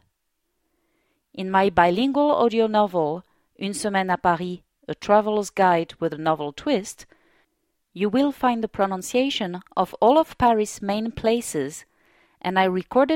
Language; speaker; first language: English; non-native, fluent; French